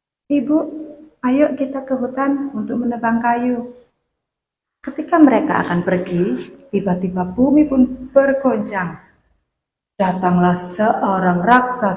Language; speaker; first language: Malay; non-native, local second language; Javanese